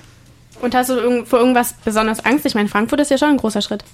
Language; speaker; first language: German; native; German